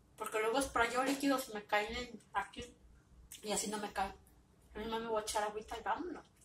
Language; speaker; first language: Spanish; native; Spanish